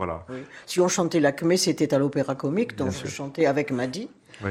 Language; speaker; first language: French; native; French